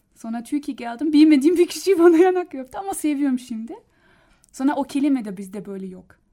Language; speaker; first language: Turkish; non-native, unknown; German